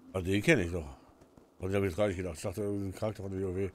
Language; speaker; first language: German; native; German